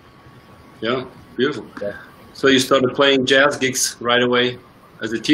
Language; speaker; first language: English; non-native, fluent; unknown